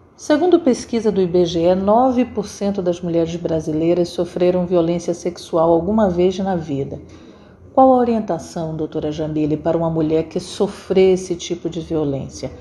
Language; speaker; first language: Portuguese; native; Portuguese